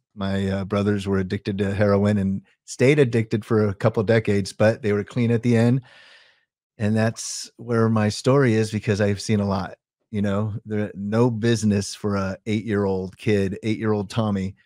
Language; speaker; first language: English; native; English